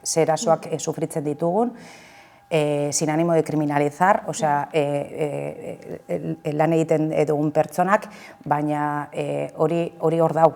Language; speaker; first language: Basque; native; Basque